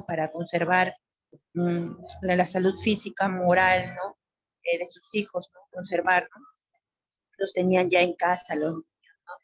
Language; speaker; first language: Spanish; native; Spanish